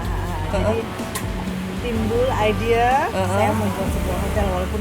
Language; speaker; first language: Indonesian; native; Indonesian